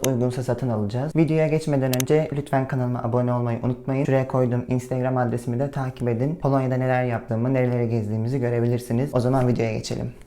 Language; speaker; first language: Turkish; native; Turkish